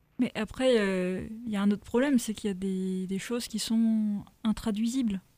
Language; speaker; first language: French; native; French